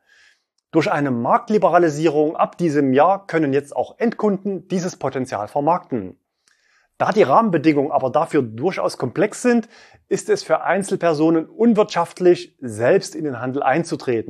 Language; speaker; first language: German; native; German